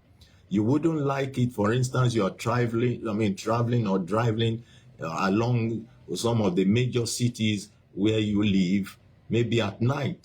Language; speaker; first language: English; non-native, local second language; Yoruba